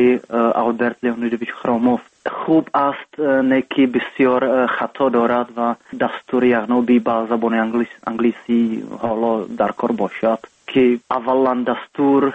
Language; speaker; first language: Persian; non-native, learner; Czech